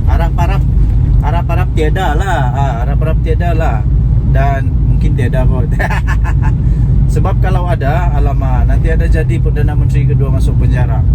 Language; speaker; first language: Malay; native; Malay